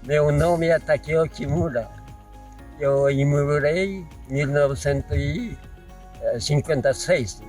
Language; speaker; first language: Portuguese; non-native, learner; Japanese